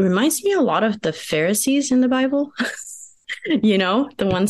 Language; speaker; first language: English; early bilingual, other home language; Pennsylvania German